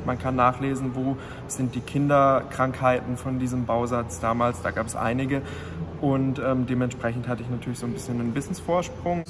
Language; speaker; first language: German; native; German